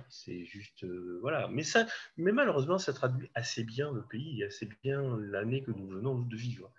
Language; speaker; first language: French; native; French